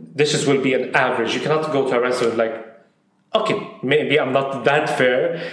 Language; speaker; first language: English; non-native, fluent; Arabic